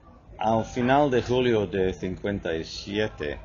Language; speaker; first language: Spanish; non-native, fluent; English